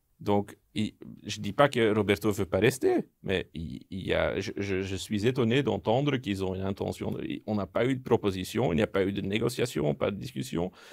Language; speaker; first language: French; non-native, local second language; Dutch